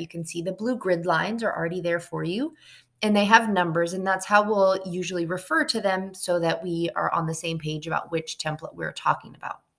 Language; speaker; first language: English; native; English